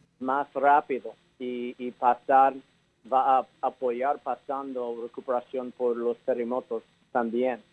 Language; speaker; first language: Spanish; early bilingual, heritage; English